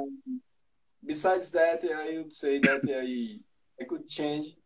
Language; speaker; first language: English; non-native, learner; Portuguese